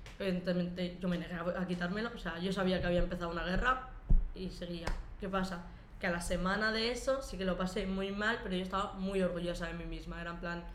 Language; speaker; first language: Spanish; early bilingual, other home language; Arabic